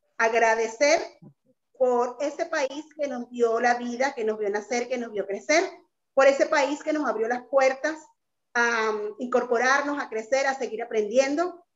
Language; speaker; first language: Spanish; native; Spanish